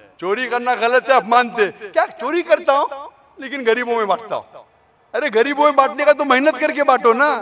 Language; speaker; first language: Hindi; non-native, local second language; Konkani